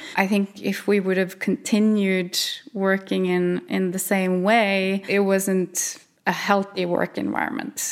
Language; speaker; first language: English; non-native, fluent; Norwegian